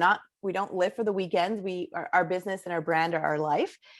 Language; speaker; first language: English; native; English